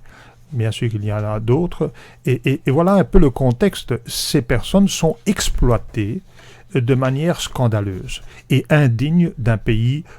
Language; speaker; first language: French; native; French